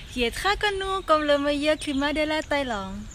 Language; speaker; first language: French; non-native, learner; Thai